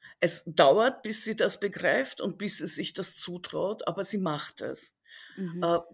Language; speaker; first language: German; early bilingual, other home language; Russian